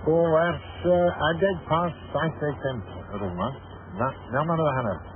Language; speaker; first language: Welsh; non-native, learner; English